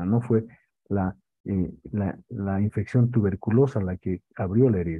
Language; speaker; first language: Spanish; native; Spanish